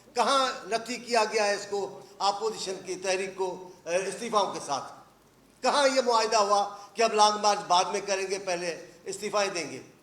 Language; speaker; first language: Urdu; non-native, local second language; Sindhi